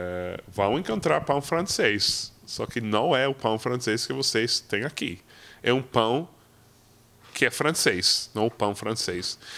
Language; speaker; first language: Portuguese; non-native, fluent; English